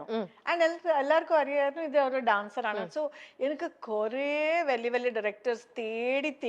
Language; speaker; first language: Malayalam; non-native, local second language; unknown